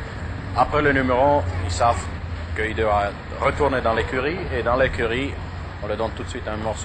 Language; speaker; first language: French; non-native, fluent; German